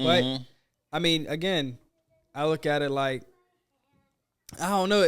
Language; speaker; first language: English; native; English